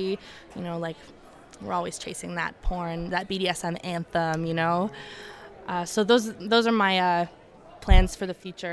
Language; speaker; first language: English; native; English